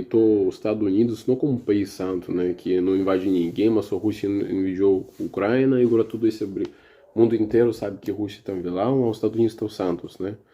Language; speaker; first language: Portuguese; non-native, learner; Russian